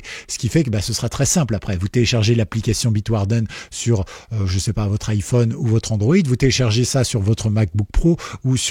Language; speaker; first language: French; native; French